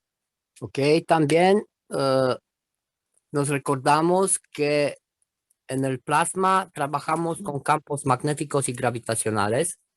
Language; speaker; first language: Spanish; non-native, learner; Romanian